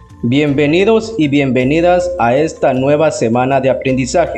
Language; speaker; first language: Spanish; non-native, local second language; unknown